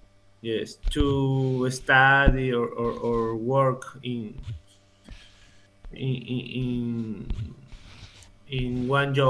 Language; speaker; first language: English; non-native, learner; Spanish